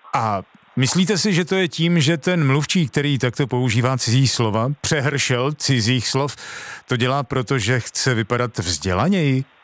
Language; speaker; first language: Czech; native; Czech